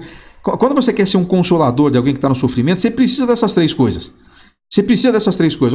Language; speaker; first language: Portuguese; native; Portuguese